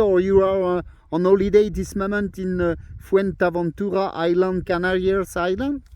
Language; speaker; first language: English; non-native, learner; French